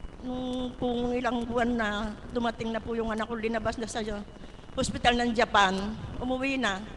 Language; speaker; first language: Filipino; native; Filipino